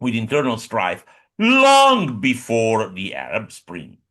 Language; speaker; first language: English; non-native, fluent; Italian